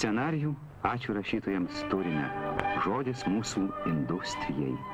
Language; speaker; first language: Lithuanian; native; Lithuanian